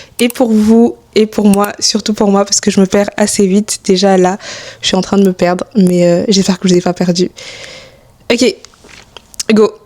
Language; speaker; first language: French; early bilingual, other home language; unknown